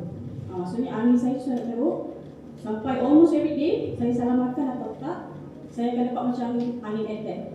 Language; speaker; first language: Malay; native; Malay